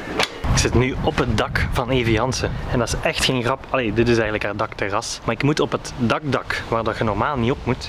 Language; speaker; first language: Dutch; native; Dutch